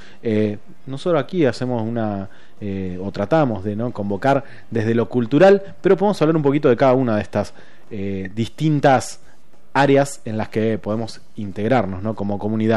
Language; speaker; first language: Spanish; native; Spanish